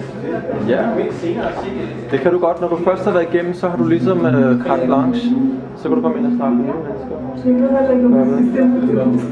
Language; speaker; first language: Danish; native; Danish